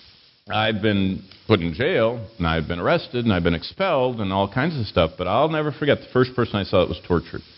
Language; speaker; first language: English; native; English